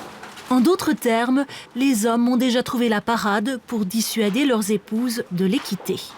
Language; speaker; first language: French; native; French